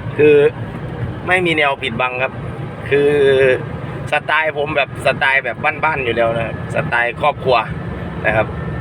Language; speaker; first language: Thai; non-native, local second language; Northeastern Thai